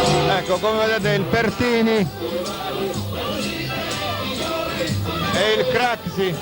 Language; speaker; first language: Italian; native; Italian